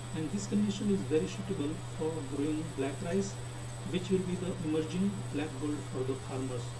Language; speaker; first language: English; non-native, local second language; Gujarati